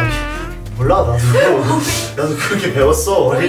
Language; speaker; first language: Korean; non-native, fluent; English